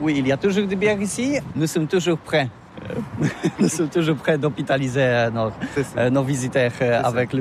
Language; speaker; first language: French; non-native, learner; Polish